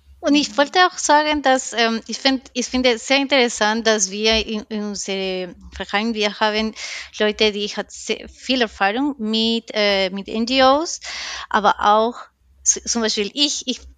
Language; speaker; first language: German; non-native, learner; Spanish